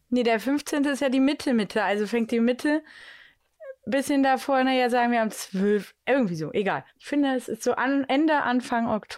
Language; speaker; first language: German; native; German